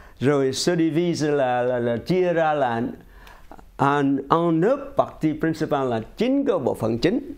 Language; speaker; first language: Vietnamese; native; Vietnamese